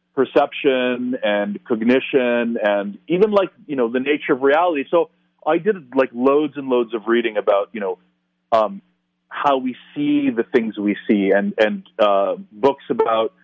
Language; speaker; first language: English; native; English